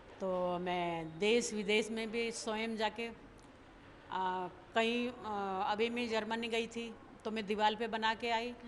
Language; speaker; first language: Hindi; non-native, local second language; Bhili